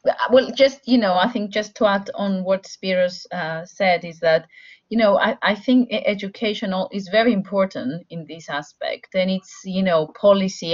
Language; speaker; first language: English; non-native, fluent; Greek